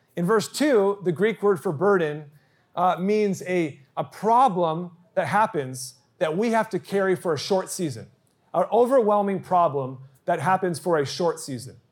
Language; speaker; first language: English; native; English